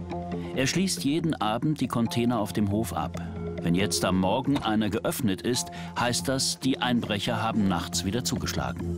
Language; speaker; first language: German; native; German